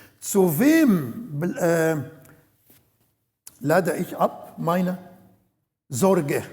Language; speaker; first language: German; non-native, learner; Arabic